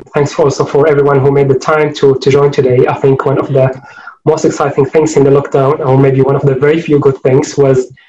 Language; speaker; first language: English; non-native, fluent; Arabic